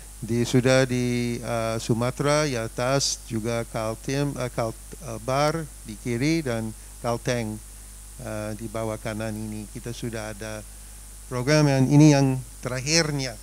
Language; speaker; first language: Indonesian; non-native, fluent; English